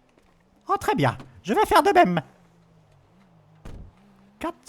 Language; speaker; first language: French; native; French